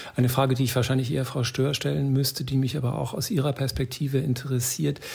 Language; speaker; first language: German; native; German